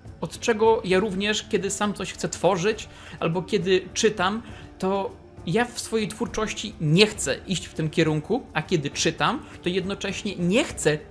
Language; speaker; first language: Polish; native; Polish